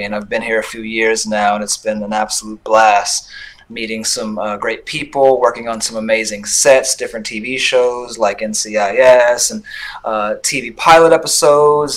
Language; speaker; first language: English; native; English